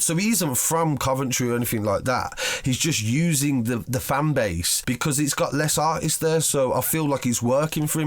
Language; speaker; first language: English; native; English